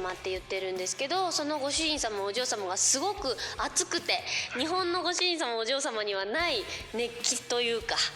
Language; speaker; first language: Japanese; native; Japanese